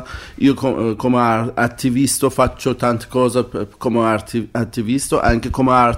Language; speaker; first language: Italian; non-native, learner; Persian